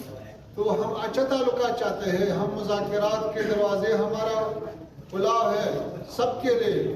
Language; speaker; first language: Hindi; non-native, fluent; Pashto